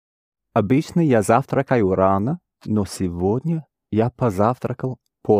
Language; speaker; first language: Russian; non-native, learner; English